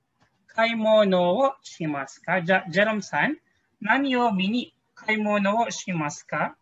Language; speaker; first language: Japanese; non-native, fluent; Filipino